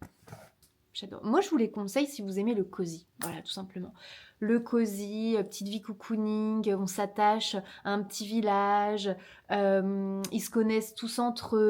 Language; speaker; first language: French; native; French